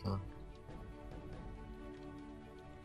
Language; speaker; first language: German; native; German